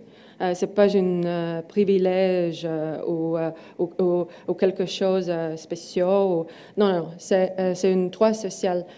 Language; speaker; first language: French; non-native, learner; Estonian